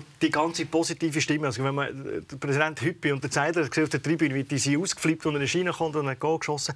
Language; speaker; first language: German; native; German